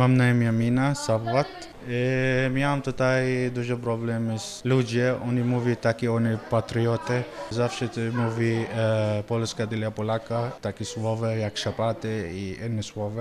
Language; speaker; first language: Polish; non-native, learner; Arabic